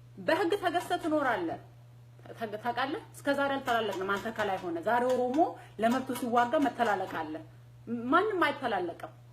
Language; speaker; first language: Amharic; non-native, local second language; Oromo